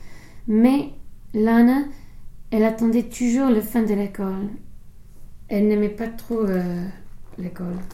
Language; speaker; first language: French; non-native, learner; English